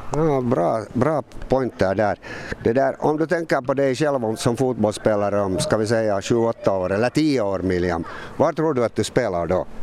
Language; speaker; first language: Swedish; native; Swedish